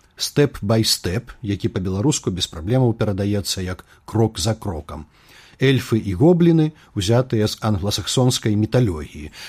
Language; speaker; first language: Belarusian; native; Belarusian